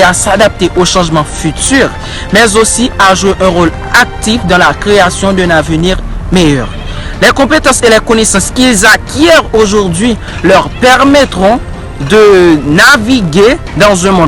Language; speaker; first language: French; non-native, local second language; Haitian Creole